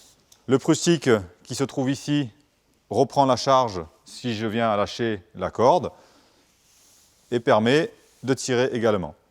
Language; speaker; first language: French; native; French